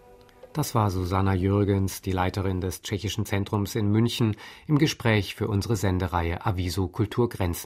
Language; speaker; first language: German; native; German